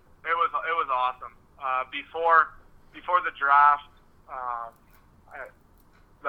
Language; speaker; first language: English; non-native, fluent; French